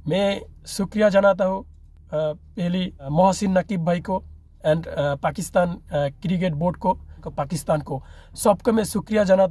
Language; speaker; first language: Hindi; non-native, fluent; Bangla